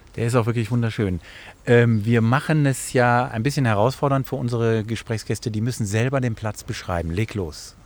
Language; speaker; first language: German; native; German